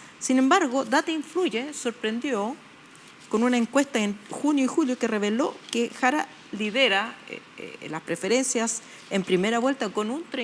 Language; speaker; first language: Spanish; native; Spanish